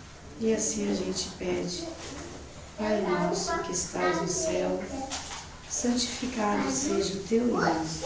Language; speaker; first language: Portuguese; native; Portuguese